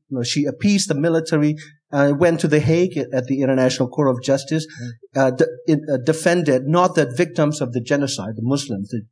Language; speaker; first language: English; non-native, fluent; Burmese